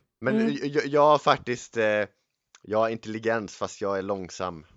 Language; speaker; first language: Swedish; native; Swedish